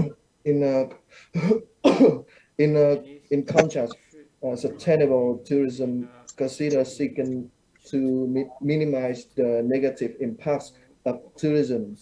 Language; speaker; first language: English; non-native, learner; Vietnamese